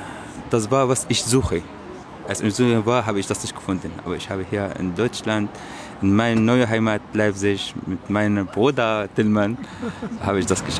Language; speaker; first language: German; non-native, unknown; Arabic